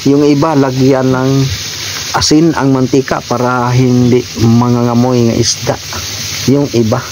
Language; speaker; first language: Filipino; non-native, local second language; Cebuano